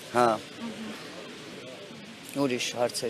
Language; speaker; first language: Armenian; native; Armenian